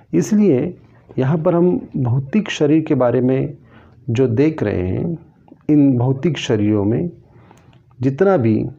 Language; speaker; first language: Hindi; non-native, local second language; Marathi